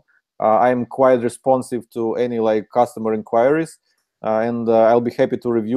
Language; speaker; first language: English; non-native, fluent; Ukrainian